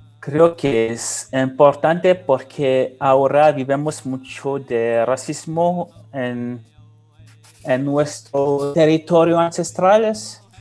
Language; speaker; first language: Spanish; non-native, learner; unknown